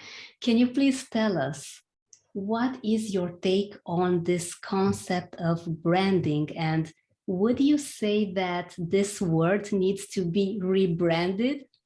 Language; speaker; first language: English; non-native, fluent; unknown